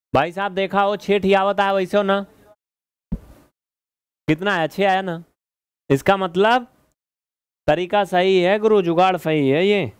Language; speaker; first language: Hindi; native; Hindi